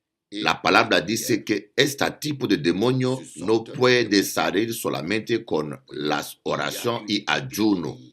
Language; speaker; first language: Spanish; non-native, learner; French